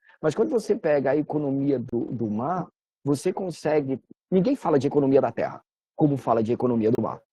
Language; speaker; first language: Portuguese; native; Portuguese